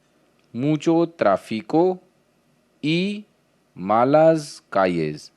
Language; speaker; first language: Spanish; non-native, learner; Hindi